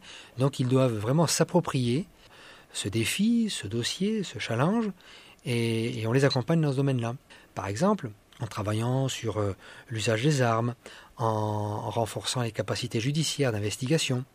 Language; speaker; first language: French; native; French